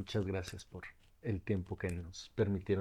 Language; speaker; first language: Spanish; native; Spanish